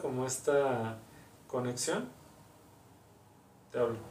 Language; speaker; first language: Spanish; native; Spanish